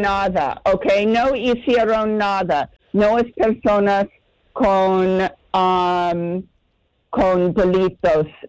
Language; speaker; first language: Spanish; non-native, learner; English